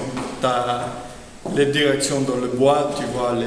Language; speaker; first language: French; non-native, fluent; Spanish